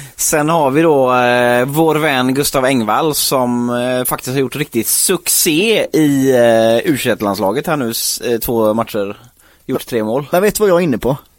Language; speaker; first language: Swedish; native; Swedish